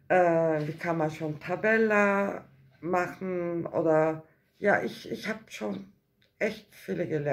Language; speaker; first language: German; non-native, learner; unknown